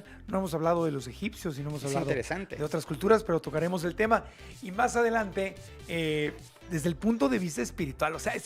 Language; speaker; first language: Spanish; native; Spanish